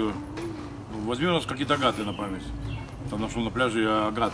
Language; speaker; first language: Russian; native; Russian